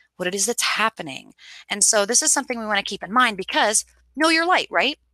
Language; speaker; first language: English; native; English